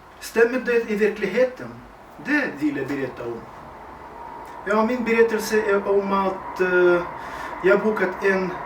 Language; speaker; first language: Swedish; non-native, fluent; Russian